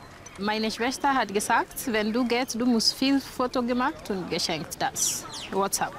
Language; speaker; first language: German; non-native, learner; Swahili